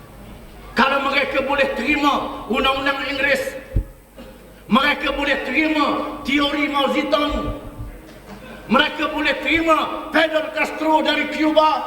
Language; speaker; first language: Malay; native; Malay